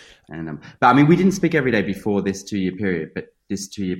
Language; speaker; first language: English; native; English